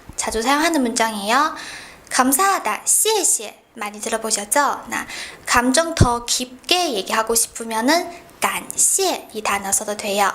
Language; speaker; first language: Korean; non-native, fluent; Chinese